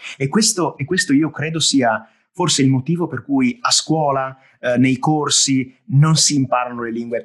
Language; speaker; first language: Italian; native; Italian